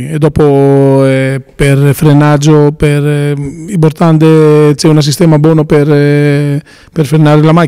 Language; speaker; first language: Italian; non-native, learner; Greek